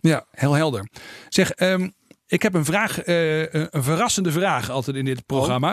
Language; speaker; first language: Dutch; native; Dutch